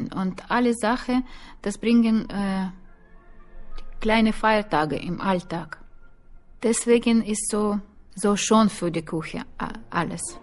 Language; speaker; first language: German; non-native, learner; Russian